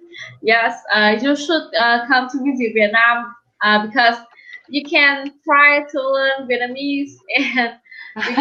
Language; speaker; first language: English; non-native, learner; Vietnamese